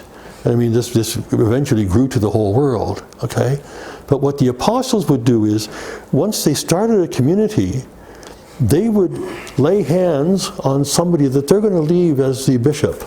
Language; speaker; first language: English; native; English